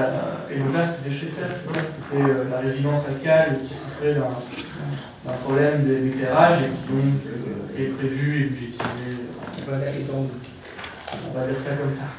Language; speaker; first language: French; native; French